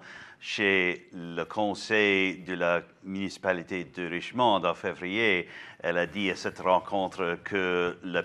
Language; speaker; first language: French; non-native, learner; English